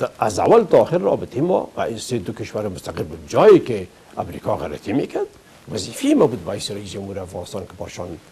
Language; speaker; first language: Persian; native; Persian